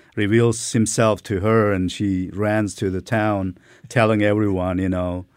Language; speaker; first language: English; non-native, fluent; Turkmen